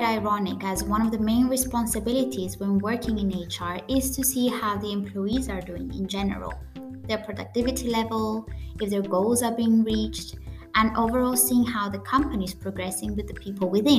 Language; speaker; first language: English; non-native, fluent; Greek